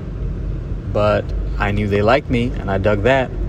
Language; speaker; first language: English; non-native, local second language; Hindi